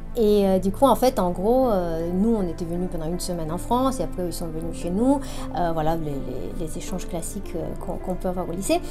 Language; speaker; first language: French; non-native, fluent; Romanian